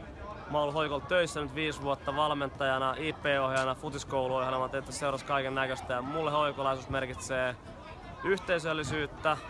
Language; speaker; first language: Finnish; native; Finnish